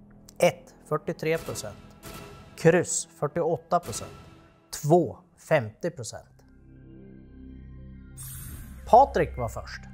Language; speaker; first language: Swedish; native; Swedish